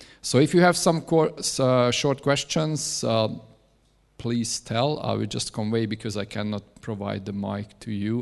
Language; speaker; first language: English; non-native, fluent; Hungarian